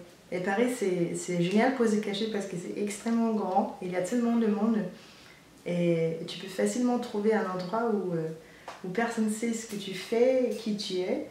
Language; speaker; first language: French; non-native, fluent; Danish